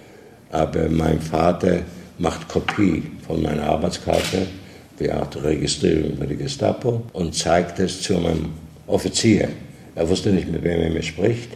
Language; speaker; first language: German; non-native, learner; Polish